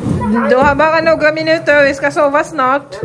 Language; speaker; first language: Swedish; non-native, fluent; Filipino